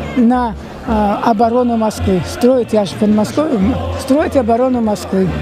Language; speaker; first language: Russian; native; Russian